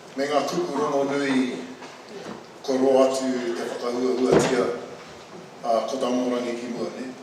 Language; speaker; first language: Māori; native; Māori